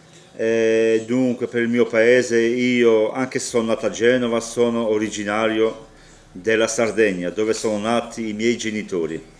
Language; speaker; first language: Italian; early bilingual, heritage; Italian